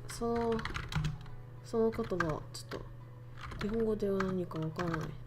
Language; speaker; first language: Japanese; non-native, fluent; Vietnamese